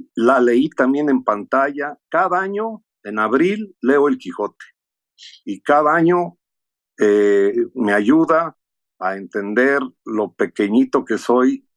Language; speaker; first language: Spanish; early bilingual, heritage; Spanish